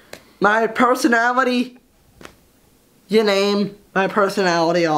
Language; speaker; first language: English; native; English